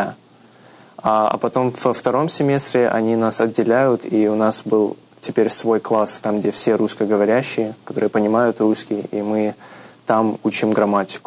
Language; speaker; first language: Russian; early bilingual, heritage; Russian